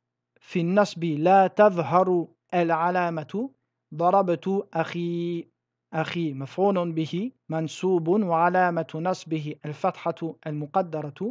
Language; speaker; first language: Arabic; non-native, fluent; French